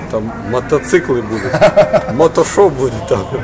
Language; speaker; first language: Russian; native; Russian